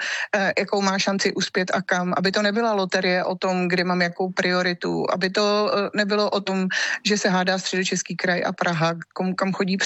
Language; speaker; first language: Czech; native; Czech